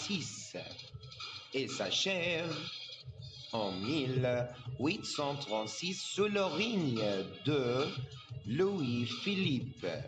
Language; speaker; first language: French; non-native, learner; Arabic